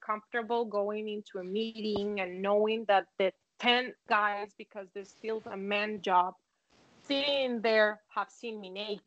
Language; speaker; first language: English; non-native, fluent; Spanish